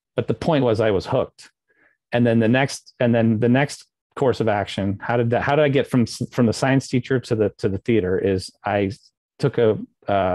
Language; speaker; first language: English; native; English